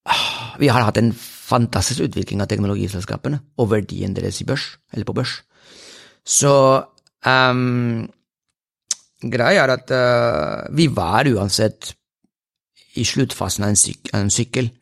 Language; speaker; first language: Swedish; non-native, fluent; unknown